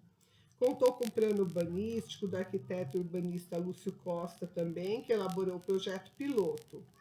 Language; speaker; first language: Portuguese; native; Portuguese